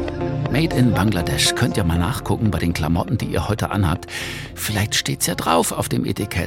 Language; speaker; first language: German; native; German